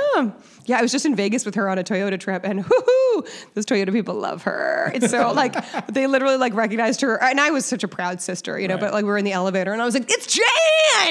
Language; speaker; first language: English; native; English